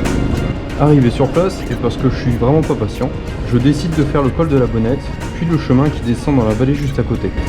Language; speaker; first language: French; native; French